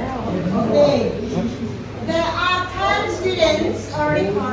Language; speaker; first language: English; non-native, fluent; Indonesian